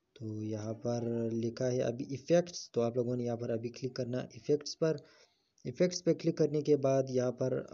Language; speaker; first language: Urdu; non-native, local second language; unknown